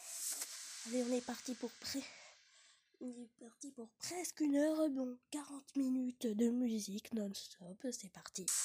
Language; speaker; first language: French; native; French